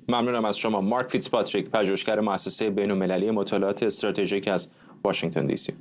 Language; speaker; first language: Persian; native; Persian